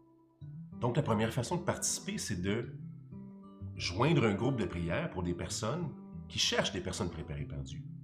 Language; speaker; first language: French; native; French